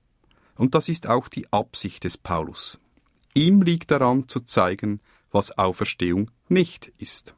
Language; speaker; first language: German; native; German